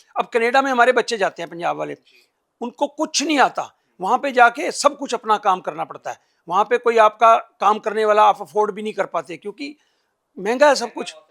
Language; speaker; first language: Hindi; non-native, local second language; Punjabi